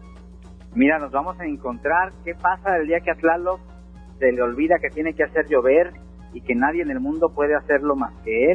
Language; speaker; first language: Spanish; native; Spanish